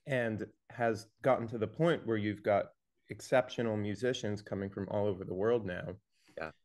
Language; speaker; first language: English; native; English